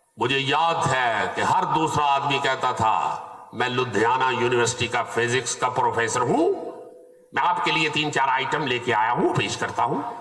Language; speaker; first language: Urdu; non-native, local second language; Punjabi